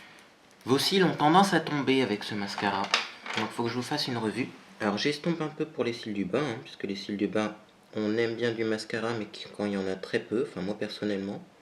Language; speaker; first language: French; native; French